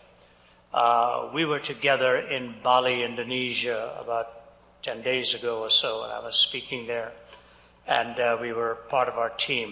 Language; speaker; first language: English; non-native, local second language; Hindi